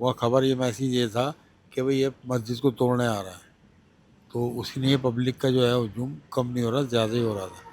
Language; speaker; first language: Hindi; native; Hindi